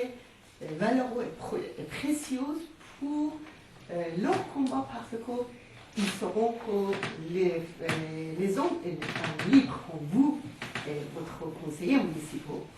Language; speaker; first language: French; non-native, fluent; Persian